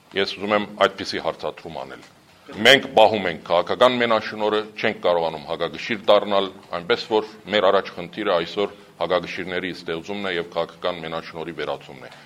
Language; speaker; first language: Armenian; early bilingual, heritage; Armenian